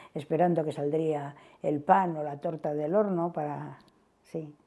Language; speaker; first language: Spanish; native; Spanish